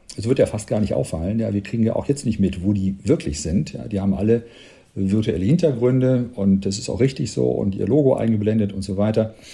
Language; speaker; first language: German; native; German